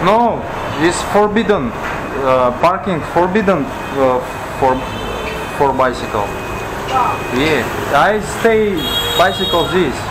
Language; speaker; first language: English; non-native, learner; Russian